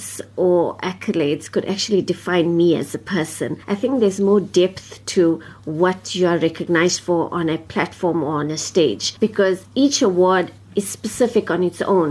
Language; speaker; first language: English; native; English